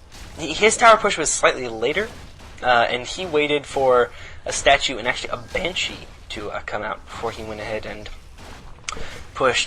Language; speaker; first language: English; native; English